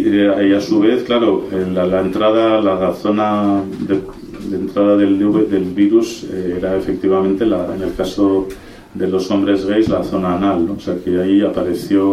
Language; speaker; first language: Spanish; native; Spanish